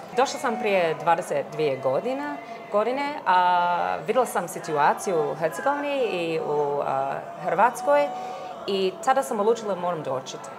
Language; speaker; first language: Croatian; early bilingual, heritage; English